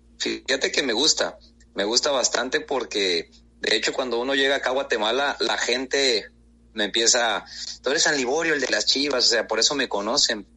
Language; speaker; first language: Spanish; native; Spanish